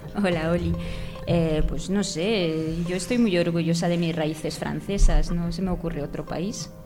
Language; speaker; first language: Spanish; non-native, fluent; French